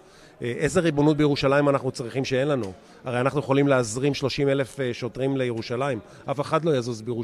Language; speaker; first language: Hebrew; native; Hebrew